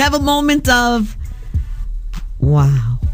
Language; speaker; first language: English; native; English